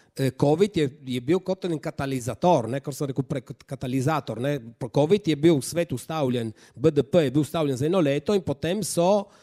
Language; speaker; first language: Slovenian; native; Slovenian